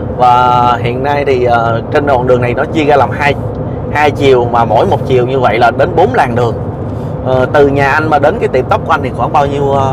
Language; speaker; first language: Vietnamese; native; Vietnamese